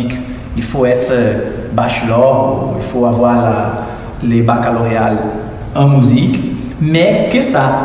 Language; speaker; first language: French; non-native, fluent; Portuguese